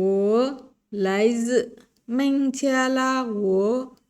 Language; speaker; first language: Chinese; non-native, learner; Bangla